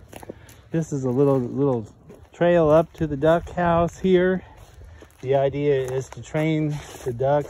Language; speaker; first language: English; native; English